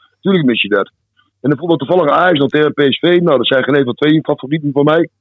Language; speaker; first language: Dutch; native; Dutch